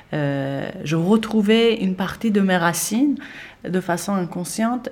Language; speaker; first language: French; non-native, fluent; Persian